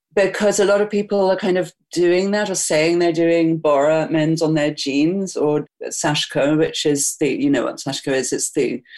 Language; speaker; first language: English; native; English